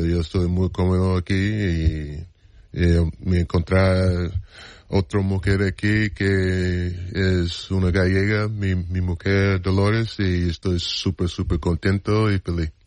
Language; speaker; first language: Spanish; non-native, fluent; English